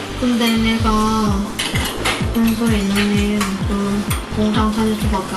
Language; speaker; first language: Korean; non-native, learner; Vietnamese